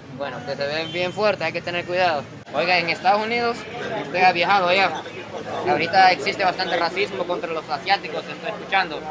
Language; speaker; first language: Spanish; non-native, fluent; Japanese